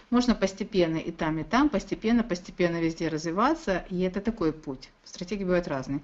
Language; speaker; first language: Russian; native; Russian